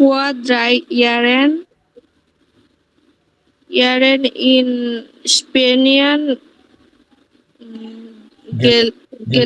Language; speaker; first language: German; non-native, learner; Bangla